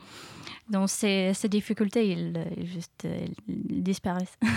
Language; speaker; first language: French; non-native, learner; Ukrainian